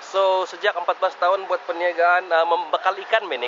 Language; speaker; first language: Indonesian; non-native, local second language; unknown